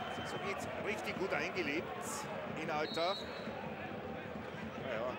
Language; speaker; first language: German; native; German